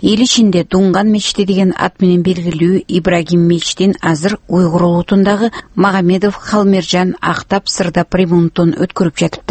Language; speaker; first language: Kyrgyz; native; Kyrgyz